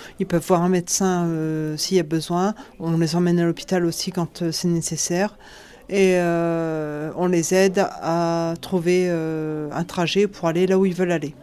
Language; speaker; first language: French; native; French